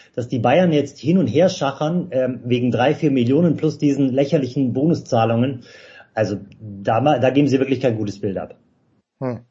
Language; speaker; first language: German; native; German